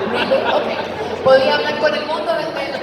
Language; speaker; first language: Spanish; native; Spanish